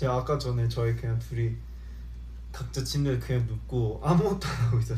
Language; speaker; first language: Korean; early bilingual, heritage; Korean